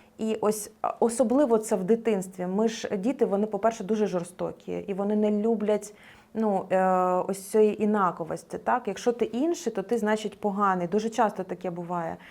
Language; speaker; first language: Ukrainian; non-native, local second language; Russian